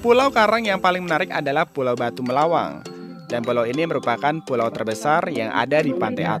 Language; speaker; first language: Indonesian; native; Indonesian